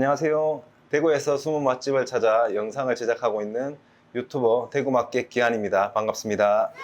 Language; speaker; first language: Korean; native; Korean